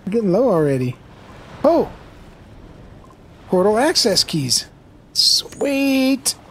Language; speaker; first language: English; native; English